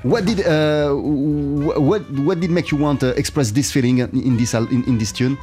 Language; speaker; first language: English; non-native, fluent; French